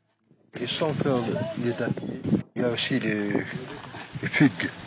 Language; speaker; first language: French; non-native, learner; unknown